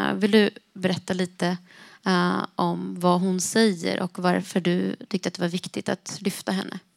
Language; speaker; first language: Swedish; native; Swedish